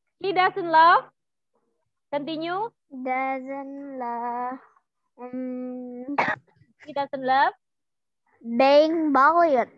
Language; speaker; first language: English; non-native, learner; Indonesian